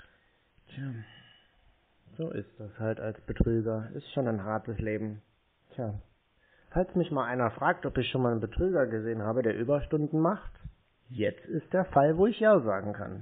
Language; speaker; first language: German; native; German